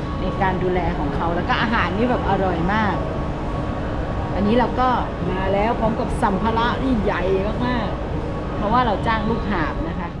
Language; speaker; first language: Thai; native; Thai